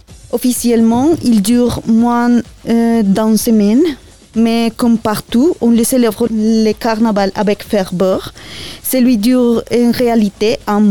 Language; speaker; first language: French; non-native, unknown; Spanish